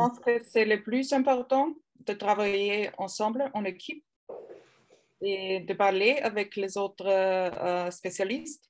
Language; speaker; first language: French; non-native, fluent; German